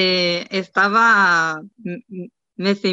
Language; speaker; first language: Spanish; non-native, learner; Hebrew